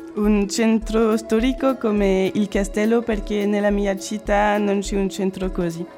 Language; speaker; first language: Italian; non-native, learner; French